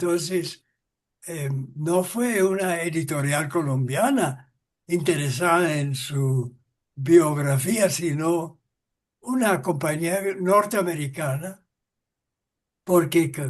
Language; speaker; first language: Spanish; non-native, fluent; English